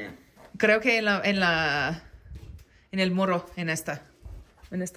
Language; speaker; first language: Spanish; non-native, learner; English